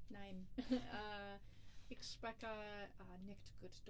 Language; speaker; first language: German; non-native, learner; English